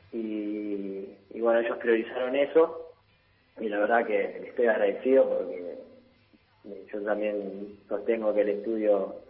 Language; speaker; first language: Spanish; early bilingual, heritage; Italian